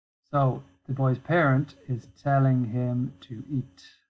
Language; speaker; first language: English; native; English